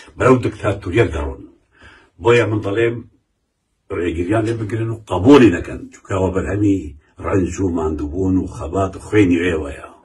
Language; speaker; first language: Central Kurdish; non-native, local second language; Kurdish